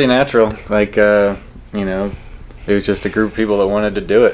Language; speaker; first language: English; native; English